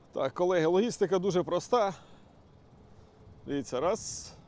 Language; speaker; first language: Ukrainian; non-native, local second language; Russian